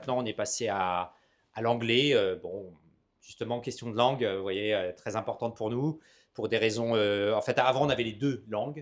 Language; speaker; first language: French; native; French